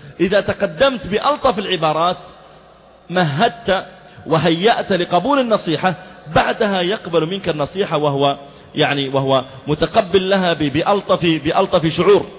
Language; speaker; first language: Arabic; native; Arabic